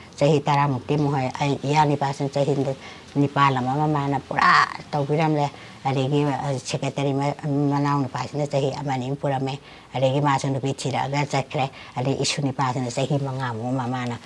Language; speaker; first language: Manipuri; native; Manipuri